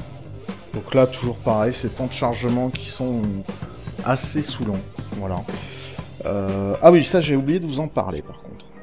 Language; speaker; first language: French; native; French